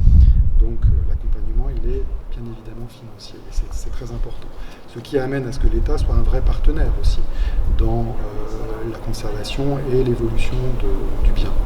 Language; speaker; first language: French; native; French